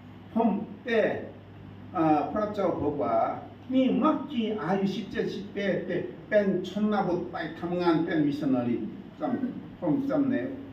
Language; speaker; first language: Thai; non-native, learner; Korean